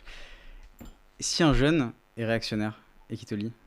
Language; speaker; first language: French; native; French